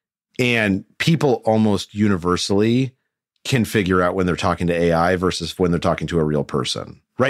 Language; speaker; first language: English; native; English